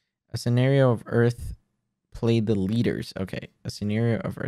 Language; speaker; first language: English; early bilingual, other home language; Spanish